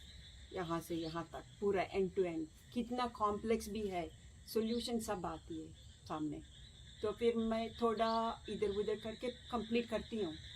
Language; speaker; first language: Hindi; non-native, local second language; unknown